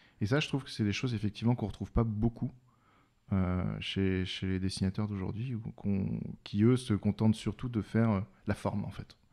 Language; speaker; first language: French; native; French